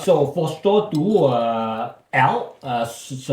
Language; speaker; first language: Danish; non-native, learner; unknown